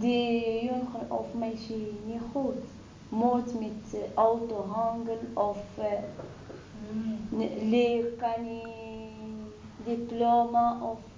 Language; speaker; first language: Dutch; non-native, learner; Arabic